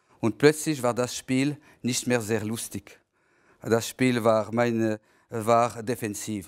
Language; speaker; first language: German; non-native, local second language; French